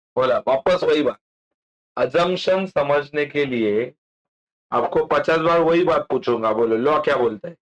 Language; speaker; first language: Hindi; non-native, local second language; Marathi